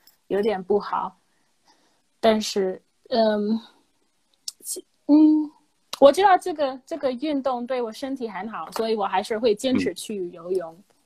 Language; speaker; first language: Cantonese; non-native, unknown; English